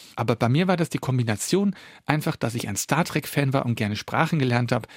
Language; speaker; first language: German; early bilingual, other home language; Dutch